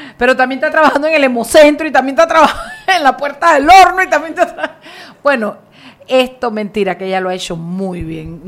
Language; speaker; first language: Spanish; native; Spanish